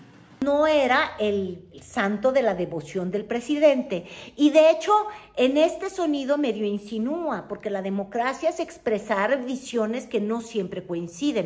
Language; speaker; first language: Spanish; native; Spanish